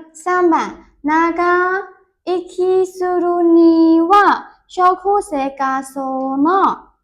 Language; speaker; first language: Japanese; non-native, learner; Burmese